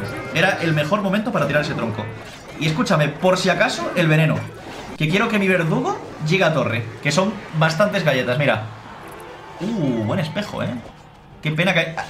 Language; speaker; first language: Spanish; native; Spanish